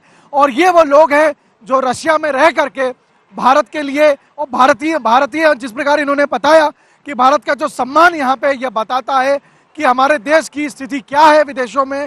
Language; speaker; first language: Hindi; native; Hindi